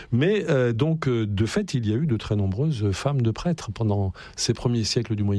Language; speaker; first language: French; native; French